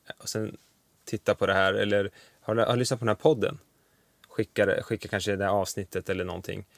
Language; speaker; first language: Swedish; early bilingual, other home language; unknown